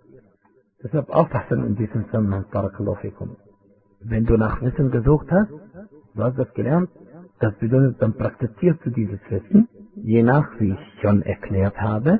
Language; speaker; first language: German; non-native, fluent; Arabic